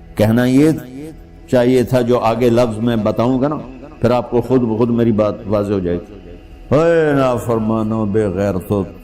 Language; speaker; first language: Urdu; non-native, local second language; Punjabi